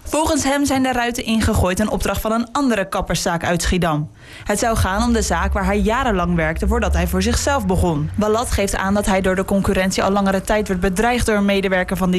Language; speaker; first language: Dutch; native; Dutch